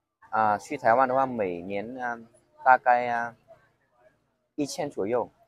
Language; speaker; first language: Chinese; non-native, fluent; Vietnamese